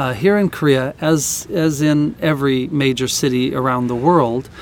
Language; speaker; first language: English; native; English